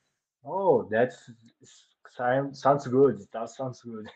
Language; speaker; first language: English; non-native, learner; Portuguese